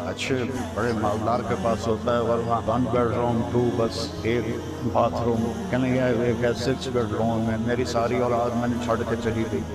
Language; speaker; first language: Urdu; non-native, local second language; Punjabi